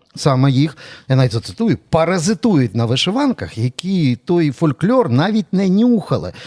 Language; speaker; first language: Ukrainian; native; Ukrainian